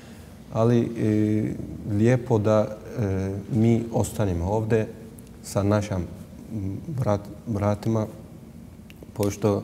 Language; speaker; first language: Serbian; non-native, learner; Turkish